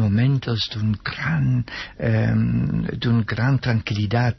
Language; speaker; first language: Spanish; non-native, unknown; Dutch